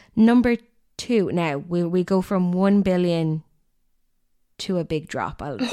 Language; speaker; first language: English; native; English